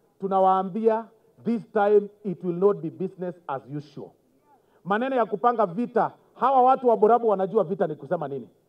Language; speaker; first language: Swahili; non-native, local second language; Gusii